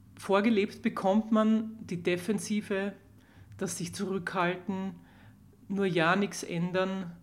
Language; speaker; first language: German; native; German